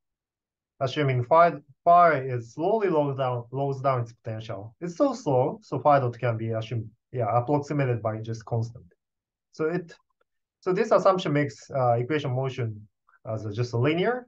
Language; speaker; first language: English; non-native, fluent; Japanese